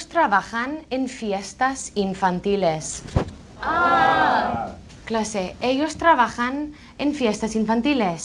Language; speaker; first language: Spanish; non-native, fluent; English